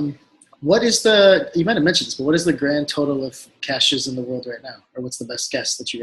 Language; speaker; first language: English; native; English